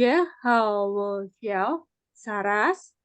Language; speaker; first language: Chinese; non-native, learner; Indonesian